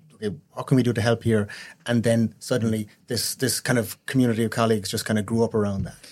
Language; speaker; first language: English; native; English